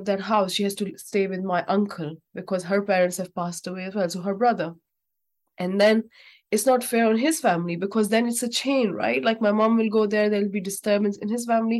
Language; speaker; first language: English; non-native, local second language; Urdu